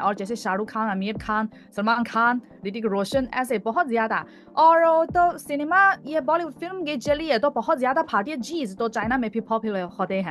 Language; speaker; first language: Hindi; non-native, fluent; Chinese